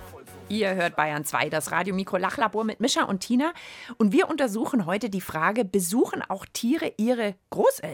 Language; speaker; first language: German; native; German